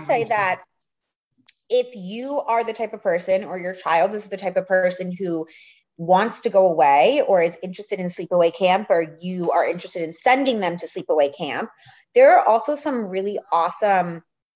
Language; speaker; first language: English; native; English